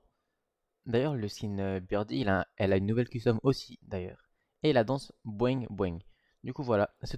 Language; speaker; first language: French; native; French